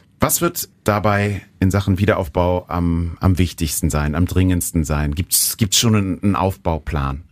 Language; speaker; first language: German; native; German